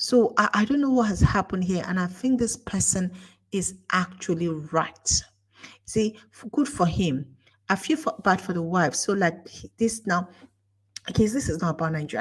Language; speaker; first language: English; non-native, local second language; Igbo